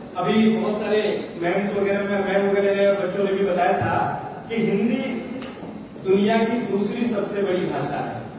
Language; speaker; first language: Hindi; native; Hindi